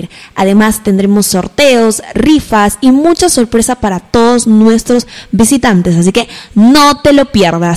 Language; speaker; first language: Spanish; native; Spanish